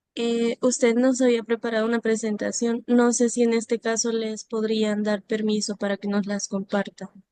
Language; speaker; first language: Spanish; native; Spanish